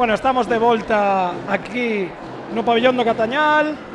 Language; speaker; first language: Spanish; non-native, local second language; Galician